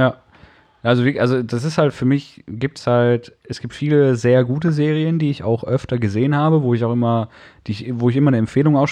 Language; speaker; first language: German; native; German